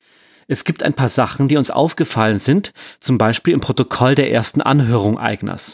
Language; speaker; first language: German; native; German